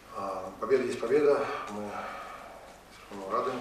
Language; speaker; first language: Russian; native; Russian